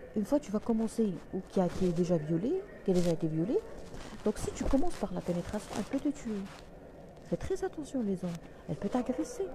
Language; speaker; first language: French; non-native, local second language; Arabic